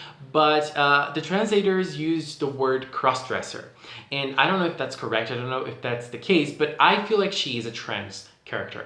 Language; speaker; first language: English; non-native, fluent; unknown